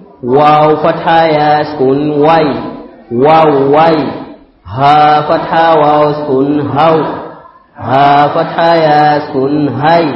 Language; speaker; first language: Arabic; non-native, fluent; Swahili